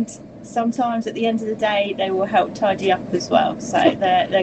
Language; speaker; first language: English; native; English